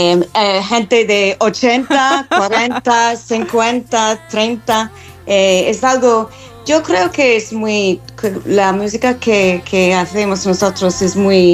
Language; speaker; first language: Spanish; non-native, fluent; English